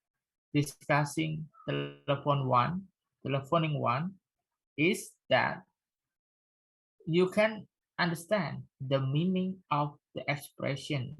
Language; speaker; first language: English; non-native, fluent; Indonesian